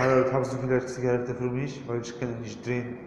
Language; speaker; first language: German; non-native, learner; English